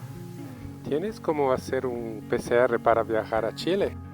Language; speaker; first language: Spanish; non-native, learner; Italian